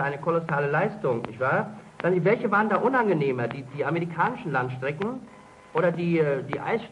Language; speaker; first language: German; native; German